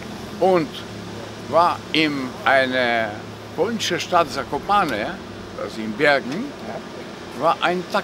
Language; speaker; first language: German; non-native, learner; Polish